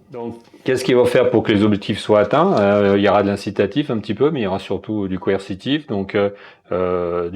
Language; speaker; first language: French; native; French